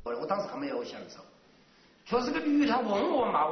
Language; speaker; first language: Chinese; native; Chinese